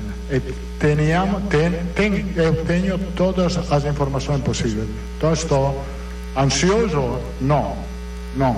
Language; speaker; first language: Portuguese; non-native, learner; Italian